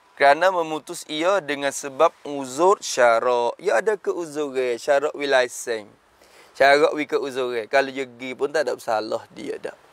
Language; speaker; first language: Malay; native; Malay